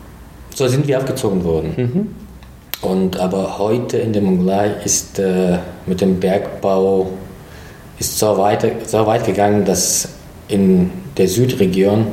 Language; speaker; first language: German; non-native, fluent; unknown